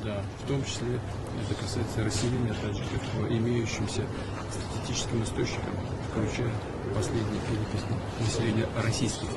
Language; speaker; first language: Russian; native; Russian